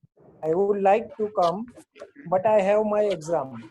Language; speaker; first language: English; non-native, learner; Gujarati